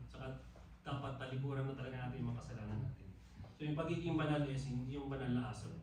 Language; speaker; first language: Filipino; non-native, local second language; Waray